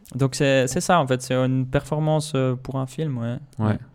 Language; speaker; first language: French; native; French